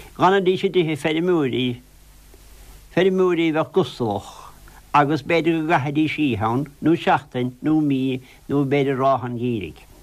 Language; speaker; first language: Irish; native; Irish